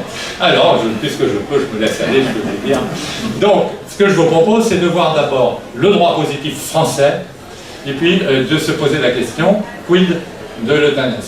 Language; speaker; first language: French; native; French